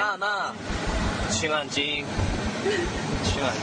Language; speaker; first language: Chinese; non-native, learner; Korean